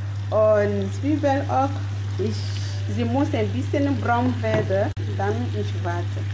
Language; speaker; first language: German; non-native, learner; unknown